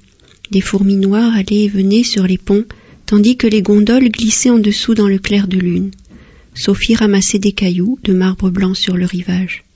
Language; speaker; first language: French; native; French